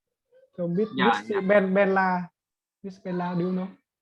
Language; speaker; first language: English; non-native, learner; Vietnamese